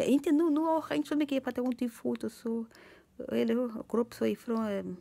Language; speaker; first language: Swedish; non-native, learner; Portuguese